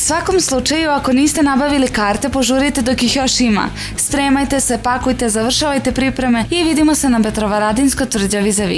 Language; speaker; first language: Serbian; native; Serbian